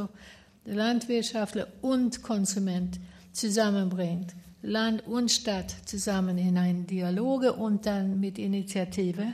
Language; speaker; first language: German; non-native, fluent; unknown